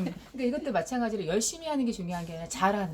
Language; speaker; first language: Korean; native; Korean